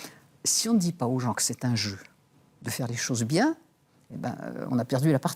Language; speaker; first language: French; native; French